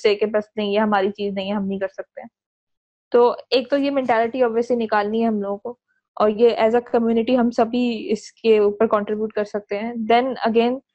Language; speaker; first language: Urdu; native; Urdu